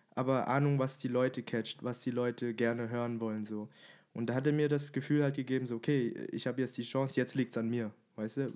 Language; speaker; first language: German; native; German